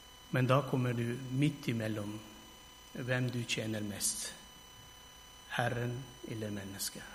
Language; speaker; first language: Norwegian; non-native, fluent; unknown